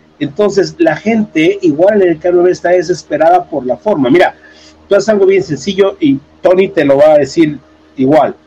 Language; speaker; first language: Spanish; native; Spanish